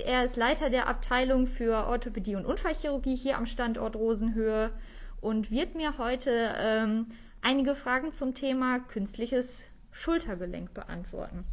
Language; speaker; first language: German; native; German